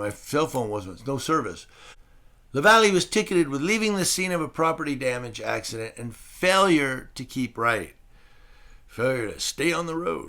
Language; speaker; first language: English; native; English